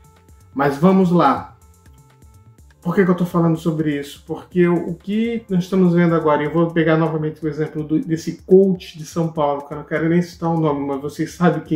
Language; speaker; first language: Portuguese; native; Portuguese